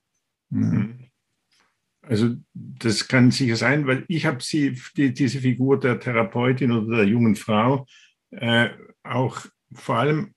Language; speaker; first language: German; native; German